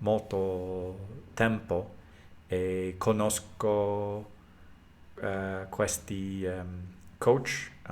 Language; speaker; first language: Italian; non-native, learner; English